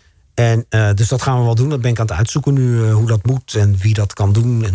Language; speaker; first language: Dutch; native; Dutch